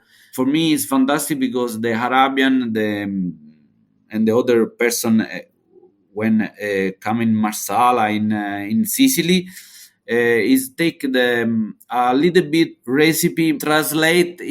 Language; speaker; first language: English; non-native, learner; Italian